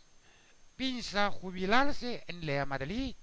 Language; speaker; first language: Spanish; non-native, learner; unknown